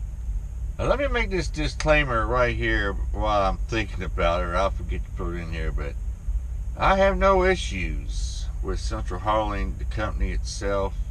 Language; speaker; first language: English; native; English